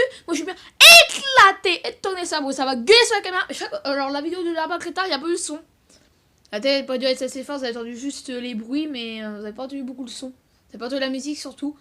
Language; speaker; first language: French; native; French